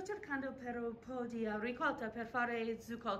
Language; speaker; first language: Italian; non-native, learner; English